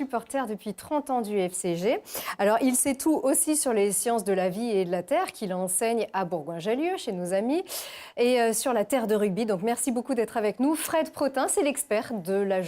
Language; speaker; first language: French; native; French